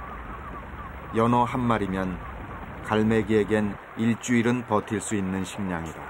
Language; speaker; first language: Korean; native; Korean